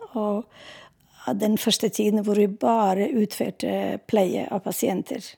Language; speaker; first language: Norwegian; non-native, fluent; Serbian